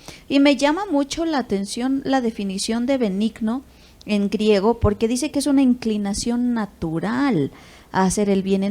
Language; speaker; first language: Spanish; native; Spanish